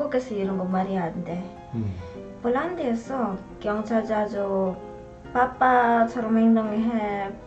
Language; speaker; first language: Korean; non-native, learner; Polish